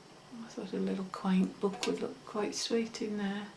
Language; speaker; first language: English; native; English